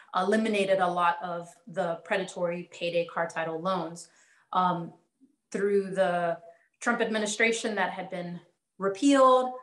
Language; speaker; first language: English; native; English